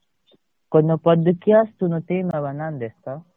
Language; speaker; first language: Japanese; non-native, learner; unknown